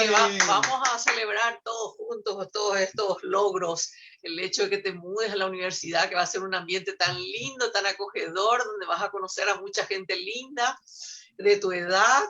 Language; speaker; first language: Spanish; native; Spanish